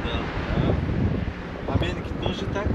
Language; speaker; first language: Russian; non-native, local second language; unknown